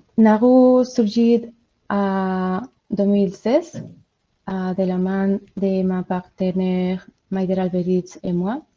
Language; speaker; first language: French; non-native, learner; Spanish